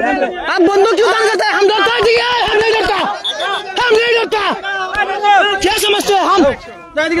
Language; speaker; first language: Hindi; non-native, learner; Bangla